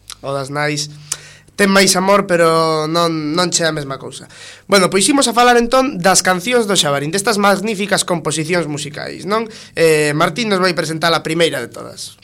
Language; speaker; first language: Galician; non-native, local second language; Spanish